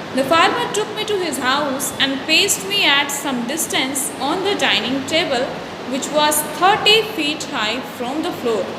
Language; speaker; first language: English; non-native, local second language; Hindi